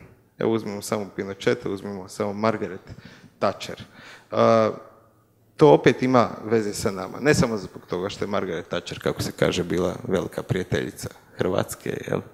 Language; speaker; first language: Croatian; native; Croatian